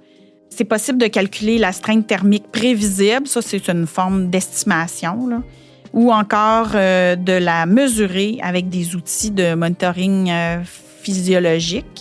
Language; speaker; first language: French; native; French